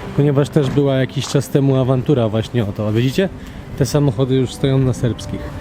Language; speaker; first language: Polish; native; Polish